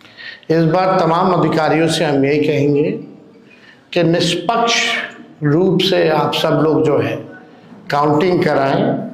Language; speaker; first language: Hindi; native; Hindi